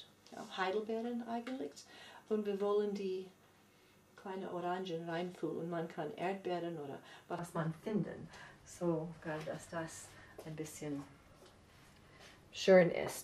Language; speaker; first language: German; non-native, fluent; English